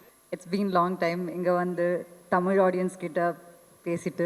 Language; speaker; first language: Tamil; non-native, fluent; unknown